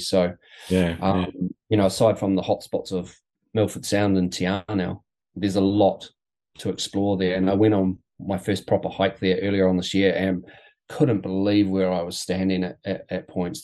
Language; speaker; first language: English; native; English